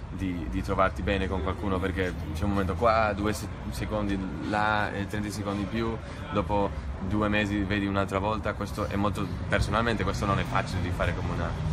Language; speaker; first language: Italian; non-native, fluent; Spanish